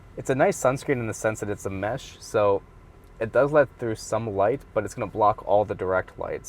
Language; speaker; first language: English; native; English